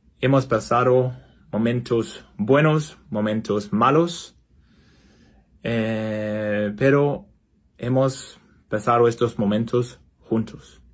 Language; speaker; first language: Spanish; non-native, fluent; Danish